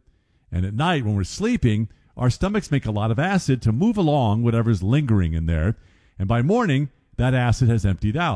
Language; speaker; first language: English; native; English